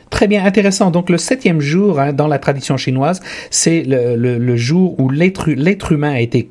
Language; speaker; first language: French; native; French